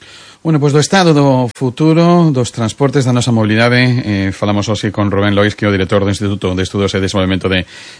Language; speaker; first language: Galician; non-native, local second language; Spanish